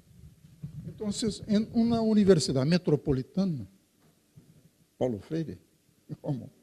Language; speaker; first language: Spanish; non-native, fluent; Portuguese